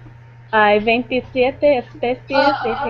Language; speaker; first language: Spanish; non-native, learner; English